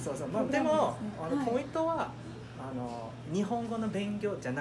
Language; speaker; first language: Japanese; non-native, fluent; Chinese